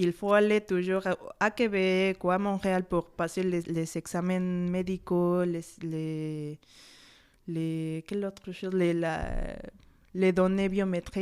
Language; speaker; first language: French; non-native, fluent; Spanish